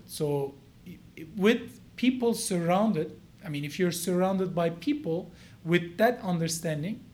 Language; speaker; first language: English; non-native, fluent; Turkish